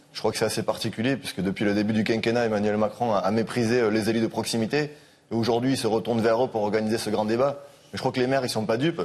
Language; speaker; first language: French; native; French